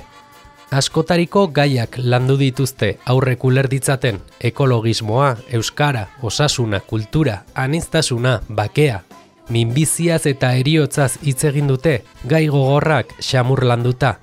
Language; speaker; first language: Basque; native; Basque